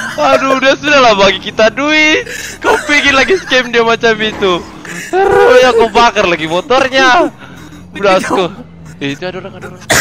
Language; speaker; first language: Malay; native; Malay